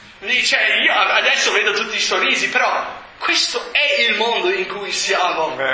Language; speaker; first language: Italian; non-native, fluent; English